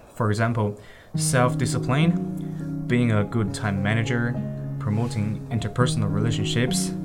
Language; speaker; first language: English; non-native, fluent; Chinese